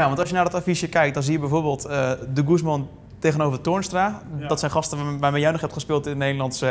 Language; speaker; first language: Dutch; native; Dutch